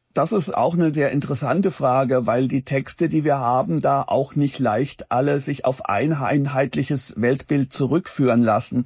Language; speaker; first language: German; native; German